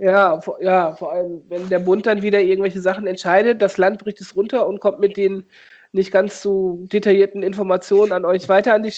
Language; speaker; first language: German; native; German